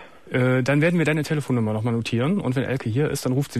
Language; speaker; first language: German; native; German